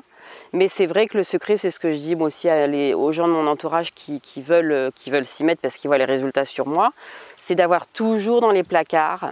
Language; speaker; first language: French; native; French